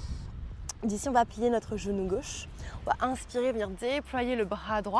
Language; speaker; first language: French; native; French